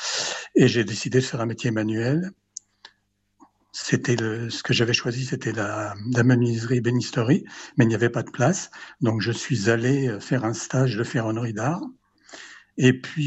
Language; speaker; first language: French; native; French